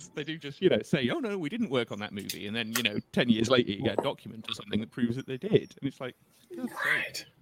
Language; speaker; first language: English; native; English